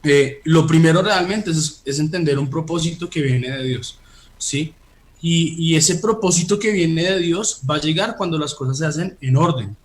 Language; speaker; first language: Spanish; native; Spanish